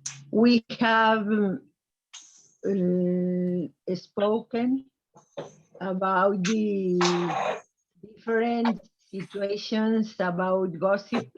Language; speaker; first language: English; non-native, learner; Spanish